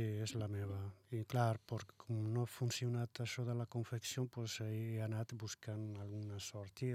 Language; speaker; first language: Catalan; non-native, learner; Arabic